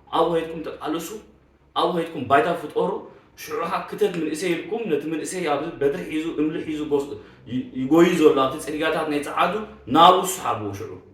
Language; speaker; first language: Tigrinya; early bilingual, heritage; Tigrinya